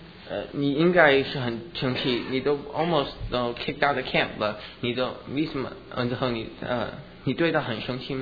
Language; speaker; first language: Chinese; early bilingual, heritage; English